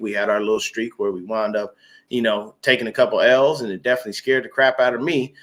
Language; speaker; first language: English; native; English